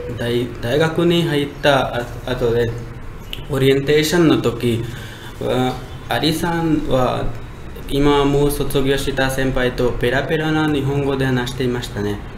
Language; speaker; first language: Japanese; non-native, learner; Hindi